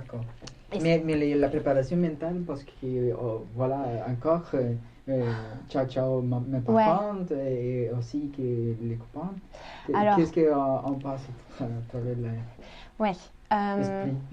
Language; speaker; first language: French; non-native, learner; Spanish